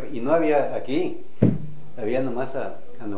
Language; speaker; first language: Spanish; native; Spanish